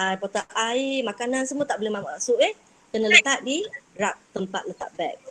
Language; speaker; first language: Malay; non-native, local second language; Chinese